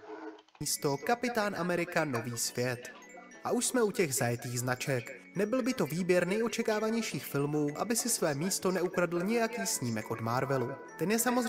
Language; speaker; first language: Czech; native; Czech